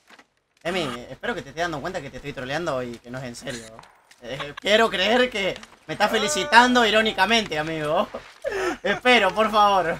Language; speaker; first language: Spanish; native; Spanish